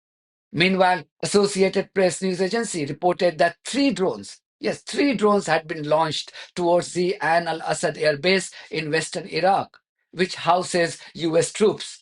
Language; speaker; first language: English; non-native, local second language; Hindi